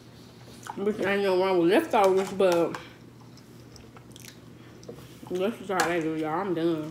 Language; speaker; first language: English; native; English